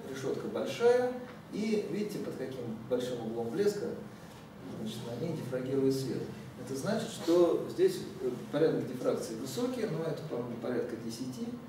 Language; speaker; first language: Russian; native; Russian